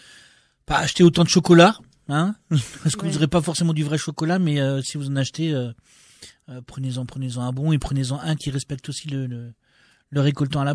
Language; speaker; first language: French; native; French